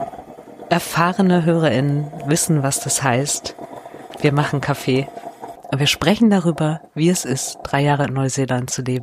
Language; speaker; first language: German; native; German